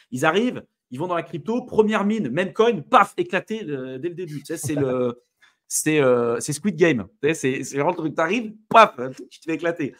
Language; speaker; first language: French; native; French